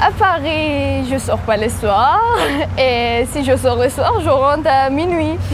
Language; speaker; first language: French; non-native, learner; Persian